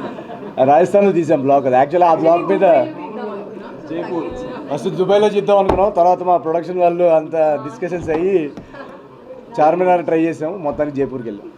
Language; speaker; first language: Telugu; native; Telugu